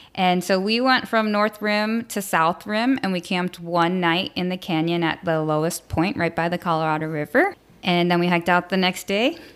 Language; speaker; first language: English; native; English